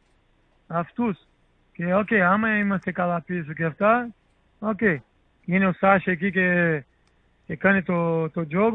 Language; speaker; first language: Greek; non-native, learner; Portuguese